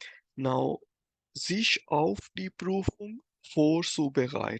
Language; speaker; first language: German; non-native, fluent; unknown